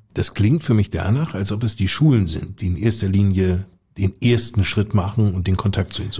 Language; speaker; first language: German; native; German